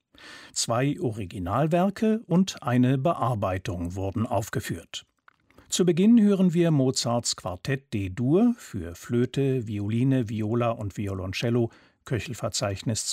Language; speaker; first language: German; native; German